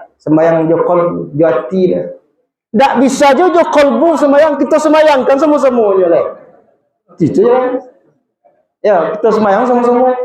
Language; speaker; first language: Malay; non-native, local second language; Minangkabau